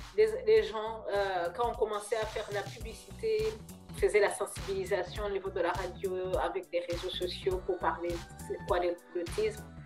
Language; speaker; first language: French; non-native, local second language; Kinyarwanda